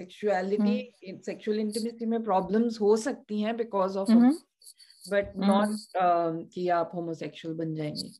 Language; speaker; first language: Hindi; native; Hindi